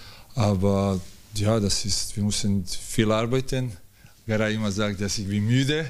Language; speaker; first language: German; non-native, learner; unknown